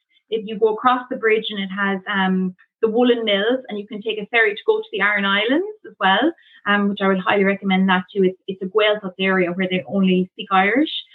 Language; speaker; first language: English; native; English